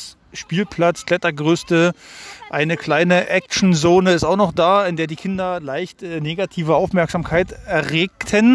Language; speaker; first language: German; native; German